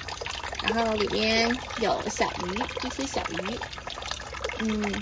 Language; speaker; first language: Chinese; native; Chinese